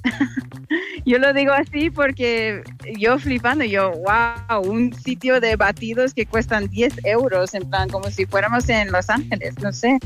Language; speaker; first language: Spanish; non-native, fluent; English